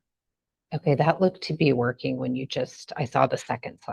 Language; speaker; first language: English; native; English